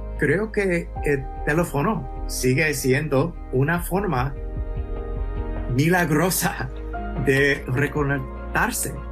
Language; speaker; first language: Spanish; early bilingual, heritage; English